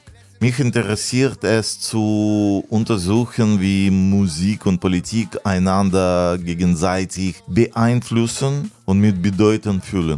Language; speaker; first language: German; non-native, fluent; Russian